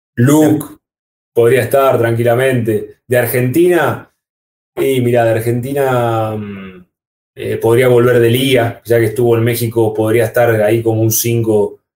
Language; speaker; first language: Spanish; native; Spanish